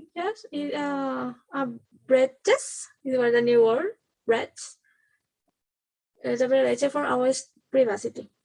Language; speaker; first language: English; non-native, learner; Spanish